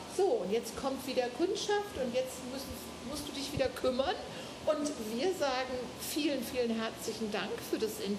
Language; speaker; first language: German; native; German